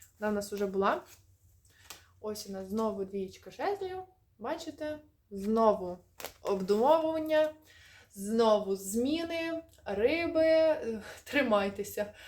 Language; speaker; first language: Ukrainian; non-native, local second language; Russian